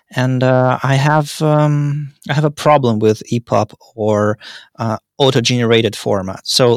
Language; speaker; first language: English; non-native, fluent; Russian